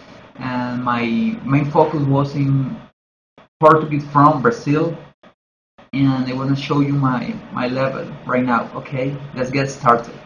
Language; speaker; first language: English; non-native, learner; Spanish